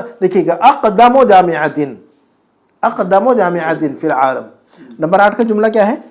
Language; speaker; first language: Urdu; native; Urdu